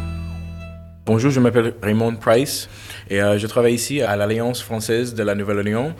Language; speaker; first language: French; non-native, fluent; English